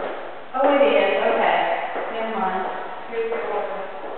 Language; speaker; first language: English; native; English